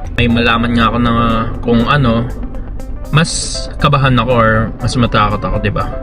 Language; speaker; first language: Filipino; native; Filipino